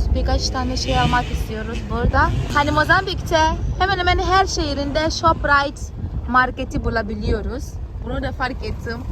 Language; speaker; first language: Turkish; non-native, fluent; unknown